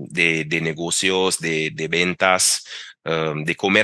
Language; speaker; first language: Spanish; non-native, fluent; English